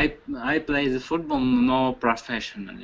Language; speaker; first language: English; non-native, learner; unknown